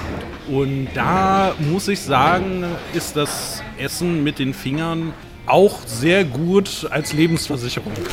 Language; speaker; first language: German; non-native, fluent; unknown